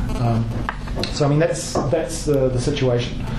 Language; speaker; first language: English; native; English